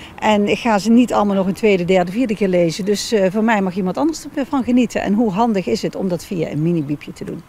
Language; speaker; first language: Dutch; native; Dutch